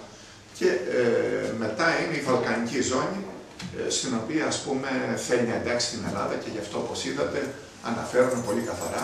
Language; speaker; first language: Greek; native; Greek